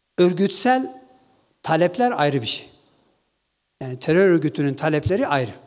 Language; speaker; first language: Turkish; non-native, local second language; Kurdish